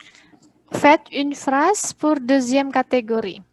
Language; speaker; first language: French; non-native, fluent; Indonesian